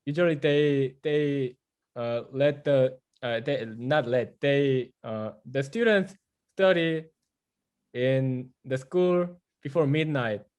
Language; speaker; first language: English; non-native, fluent; Korean